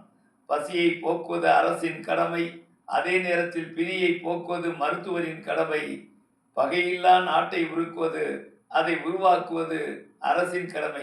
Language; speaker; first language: Tamil; native; Tamil